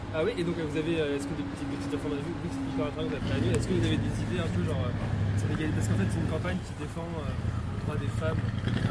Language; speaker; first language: French; native; French